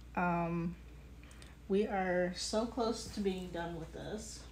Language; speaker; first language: English; native; English